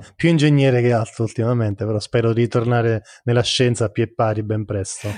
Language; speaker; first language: Italian; native; Italian